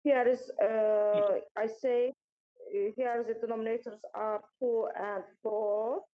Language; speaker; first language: English; non-native, fluent; Azerbaijani